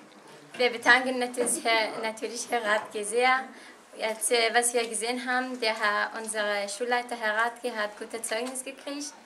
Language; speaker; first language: German; non-native, learner; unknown